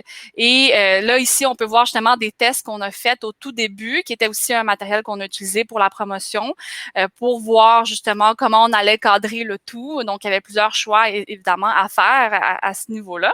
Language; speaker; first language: French; native; French